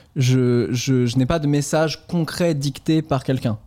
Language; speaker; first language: French; native; French